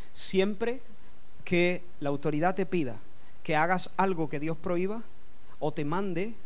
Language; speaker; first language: Spanish; native; Spanish